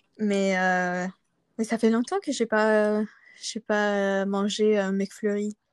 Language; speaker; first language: French; non-native, local second language; English